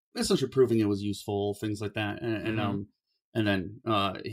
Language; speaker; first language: English; native; English